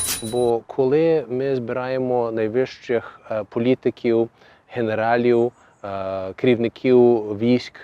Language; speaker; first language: Ukrainian; early bilingual, heritage; Ukrainian